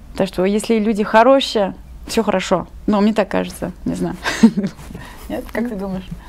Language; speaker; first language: Russian; non-native, fluent; French